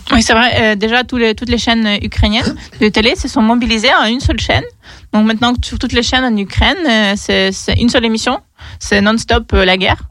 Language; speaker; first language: French; non-native, fluent; Ukrainian